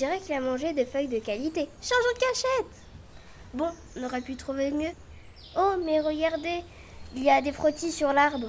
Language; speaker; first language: French; native; French